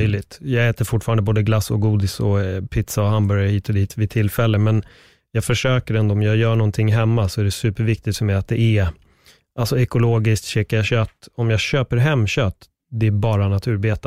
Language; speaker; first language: Swedish; native; Swedish